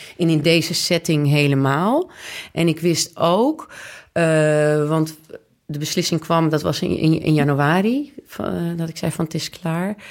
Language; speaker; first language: Dutch; native; Dutch